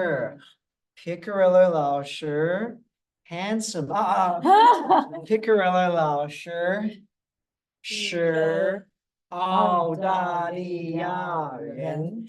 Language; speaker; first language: Chinese; non-native, fluent; English